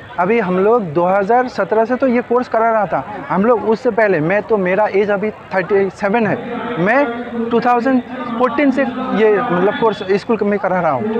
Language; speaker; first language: Hindi; non-native, local second language; Assamese